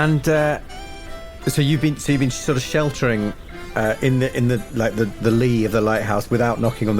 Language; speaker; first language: English; native; English